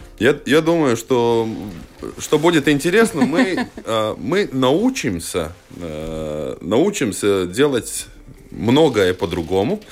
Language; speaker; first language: Russian; non-native, local second language; Latvian